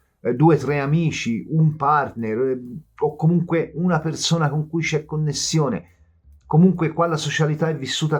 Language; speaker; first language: Italian; native; Italian